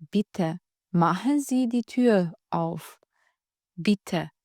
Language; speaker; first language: German; non-native, fluent; Albanian